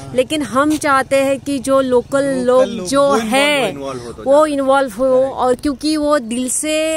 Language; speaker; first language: Hindi; non-native, local second language; Marathi